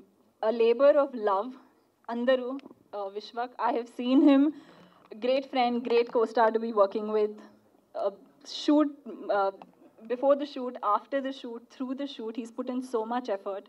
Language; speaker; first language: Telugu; non-native, learner; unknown